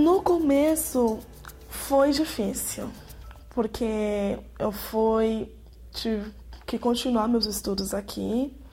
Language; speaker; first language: Portuguese; non-native, fluent; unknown